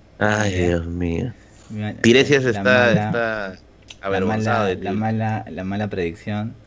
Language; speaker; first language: Spanish; native; Spanish